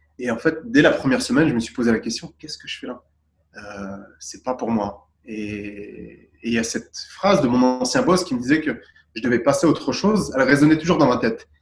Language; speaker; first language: French; native; French